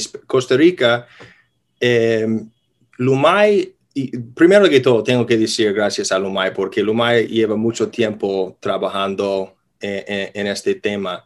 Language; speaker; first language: Spanish; non-native, fluent; English